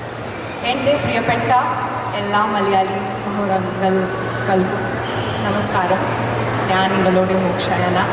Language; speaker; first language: Malayalam; non-native, learner; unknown